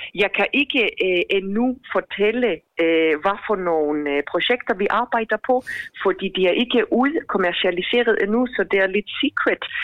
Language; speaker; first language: Danish; non-native, fluent; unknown